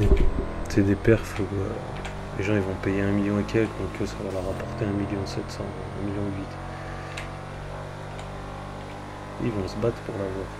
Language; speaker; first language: French; native; French